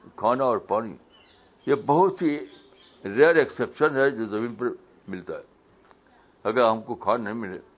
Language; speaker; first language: Urdu; native; Urdu